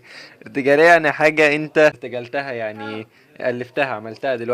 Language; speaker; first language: Arabic; native; Arabic